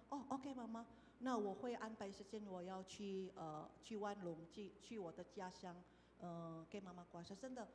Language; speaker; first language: Chinese; non-native, fluent; Indonesian